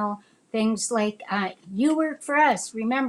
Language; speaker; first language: English; native; English